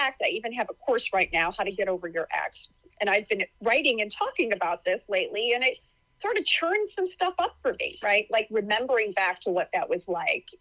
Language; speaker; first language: English; native; English